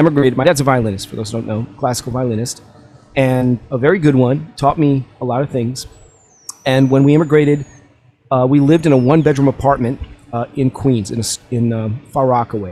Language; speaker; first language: English; early bilingual, other home language; Russian